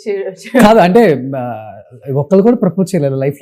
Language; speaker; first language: Telugu; native; Telugu